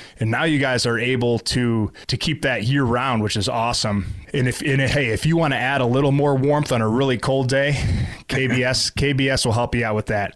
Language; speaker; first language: English; native; English